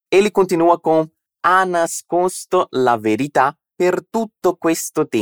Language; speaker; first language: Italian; non-native, fluent; Portuguese